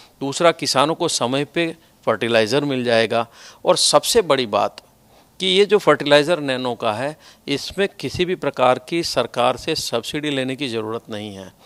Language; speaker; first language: Hindi; non-native, local second language; Gujarati